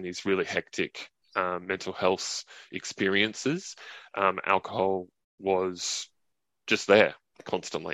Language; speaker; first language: English; native; English